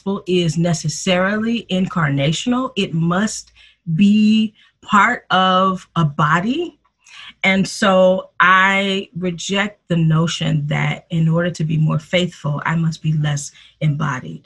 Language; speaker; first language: English; native; English